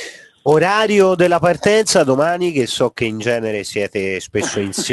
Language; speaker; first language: Italian; native; Italian